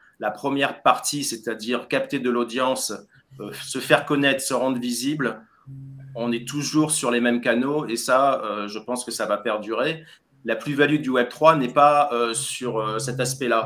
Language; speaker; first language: French; native; French